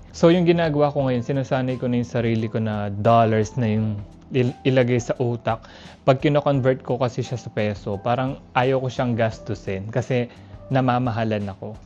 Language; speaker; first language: Filipino; native; Filipino